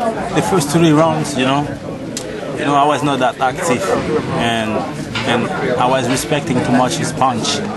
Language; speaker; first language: English; non-native, fluent; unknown